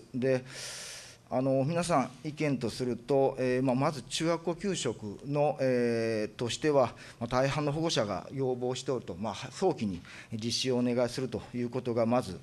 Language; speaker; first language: Japanese; native; Japanese